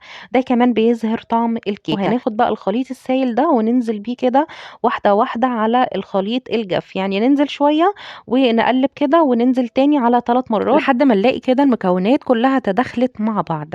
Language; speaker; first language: Arabic; native; Arabic